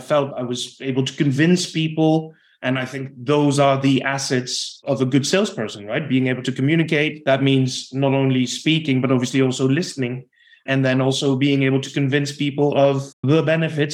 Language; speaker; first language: English; non-native, fluent; Dutch